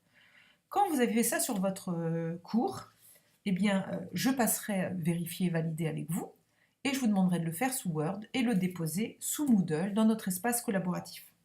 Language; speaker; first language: French; native; French